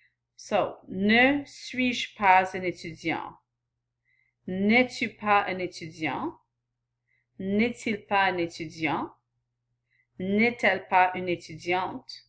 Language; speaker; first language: French; non-native, fluent; English